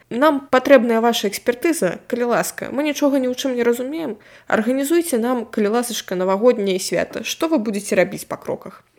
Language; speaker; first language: Belarusian; non-native, local second language; Russian